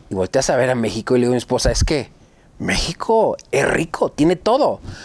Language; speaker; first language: Spanish; native; Spanish